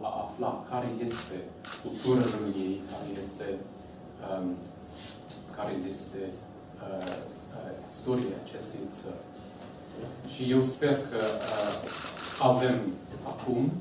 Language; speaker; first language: Romanian; non-native, fluent; English